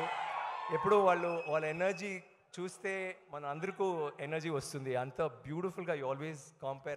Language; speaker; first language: Telugu; non-native, learner; Tamil